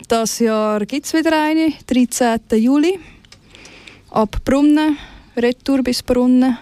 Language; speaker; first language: German; native; German